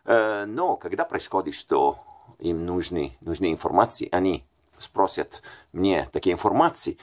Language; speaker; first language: Russian; non-native, fluent; Italian